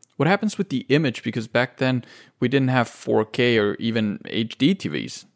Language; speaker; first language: English; native; English